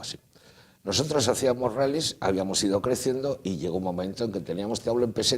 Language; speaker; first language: Spanish; native; Spanish